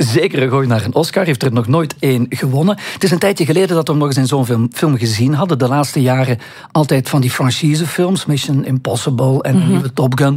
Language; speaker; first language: Dutch; native; Dutch